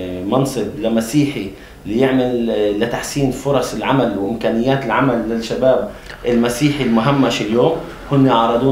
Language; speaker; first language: Arabic; native; Arabic